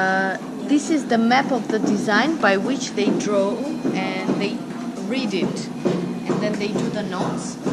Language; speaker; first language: English; non-native, fluent; Armenian